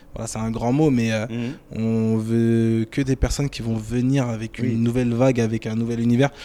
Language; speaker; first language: French; native; French